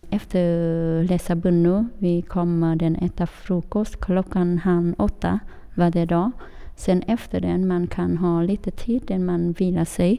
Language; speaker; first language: Swedish; non-native, learner; Vietnamese